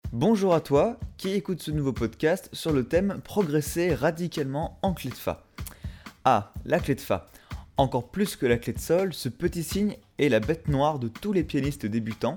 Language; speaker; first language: French; native; French